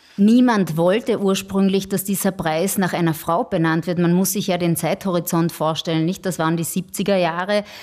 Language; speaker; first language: German; non-native, local second language; Slovenian